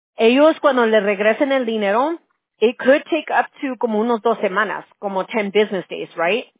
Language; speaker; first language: Spanish; early bilingual, heritage; Spanish